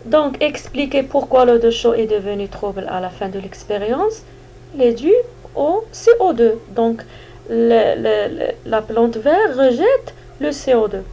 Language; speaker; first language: French; non-native, local second language; Arabic